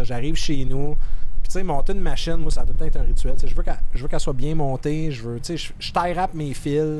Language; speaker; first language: French; native; French